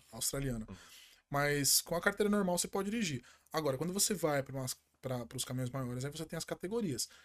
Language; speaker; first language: Portuguese; native; Portuguese